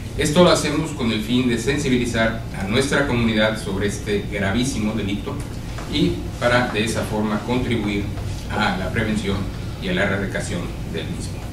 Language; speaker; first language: Spanish; native; Spanish